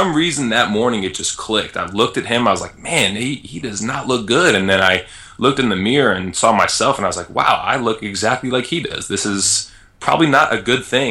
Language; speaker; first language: English; native; English